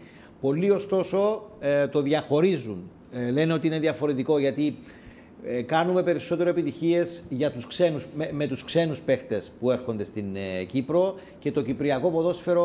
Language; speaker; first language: Greek; native; Greek